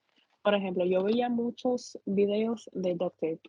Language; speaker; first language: Spanish; non-native, fluent; English